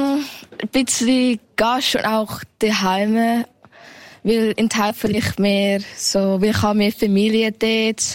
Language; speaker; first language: German; early bilingual, heritage; German